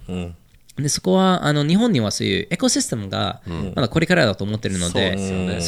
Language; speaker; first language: Japanese; non-native, fluent; English